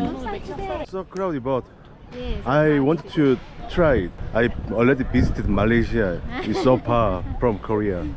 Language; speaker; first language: English; non-native, learner; Korean